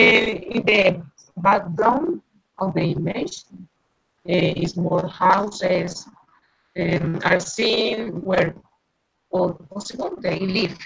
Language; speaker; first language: English; non-native, learner; Spanish